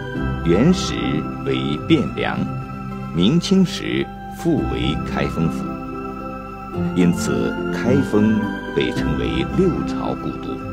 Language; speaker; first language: Chinese; native; Chinese